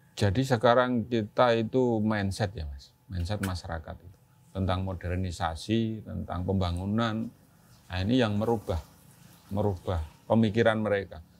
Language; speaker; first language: Indonesian; non-native, local second language; Javanese